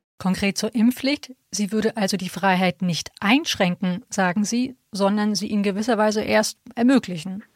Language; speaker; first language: German; native; German